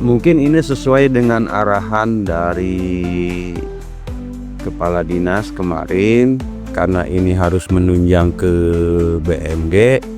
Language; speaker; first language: Indonesian; non-native, local second language; Sundanese